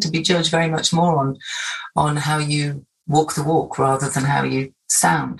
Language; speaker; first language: English; native; English